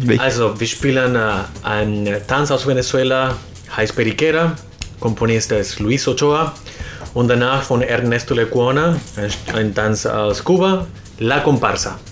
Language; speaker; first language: German; non-native, fluent; Spanish